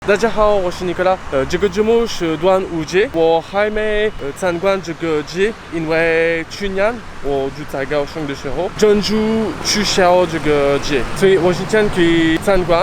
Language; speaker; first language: Chinese; non-native, learner; French